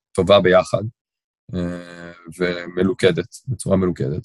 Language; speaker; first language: Hebrew; native; Hebrew